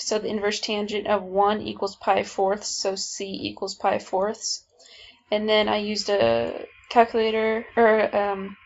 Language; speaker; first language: English; native; English